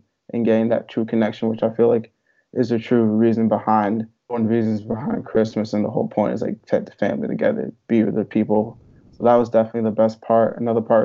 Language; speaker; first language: English; native; English